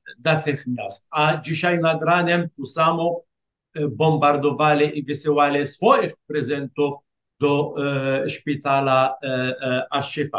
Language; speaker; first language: Polish; non-native, fluent; Arabic